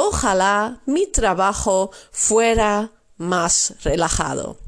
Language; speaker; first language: Spanish; non-native, fluent; Dutch